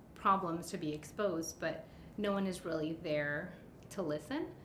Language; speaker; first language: English; early bilingual, other home language; Spanish